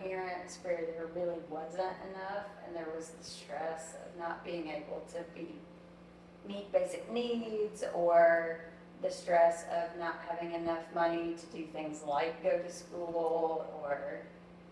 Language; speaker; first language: English; native; English